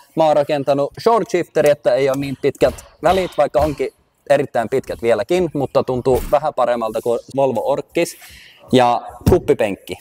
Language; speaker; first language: Finnish; early bilingual, heritage; Finnish